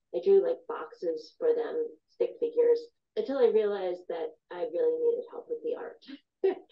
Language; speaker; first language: English; native; English